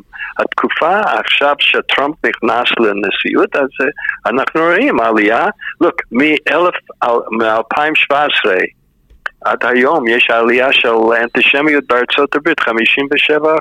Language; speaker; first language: Hebrew; non-native, fluent; English